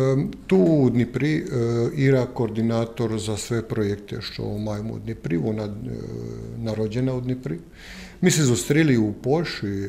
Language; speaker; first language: Ukrainian; non-native, learner; Croatian